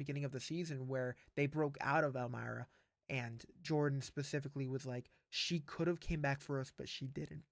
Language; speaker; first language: English; native; English